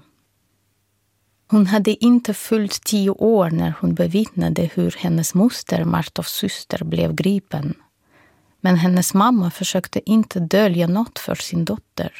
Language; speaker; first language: Swedish; non-native, fluent; Russian